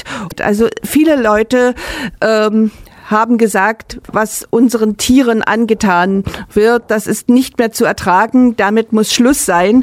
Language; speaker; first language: German; native; German